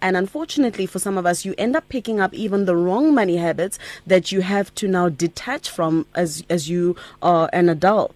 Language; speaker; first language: English; non-native, local second language; Tswana